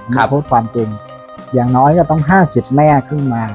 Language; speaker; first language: Thai; non-native, learner; Vietnamese